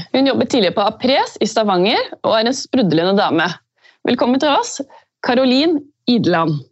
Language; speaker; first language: Norwegian; native; Norwegian